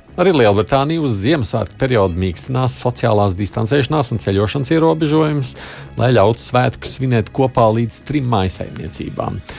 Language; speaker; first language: Latvian; native; Latvian